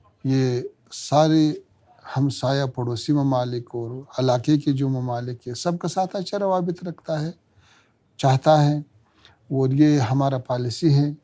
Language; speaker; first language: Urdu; non-native, fluent; Pashto